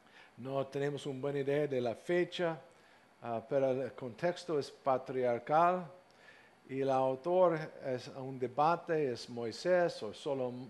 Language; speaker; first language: Spanish; non-native, fluent; English